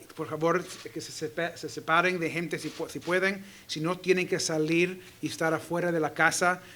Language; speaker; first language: Spanish; early bilingual, heritage; Spanish